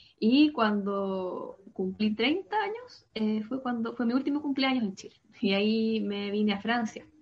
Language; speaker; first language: Spanish; native; Spanish